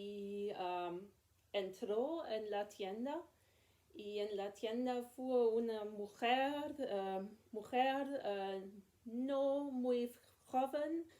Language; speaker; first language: Spanish; non-native, learner; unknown